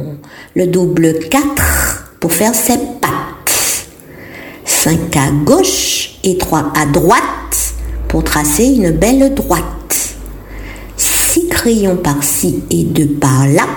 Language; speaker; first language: French; native; French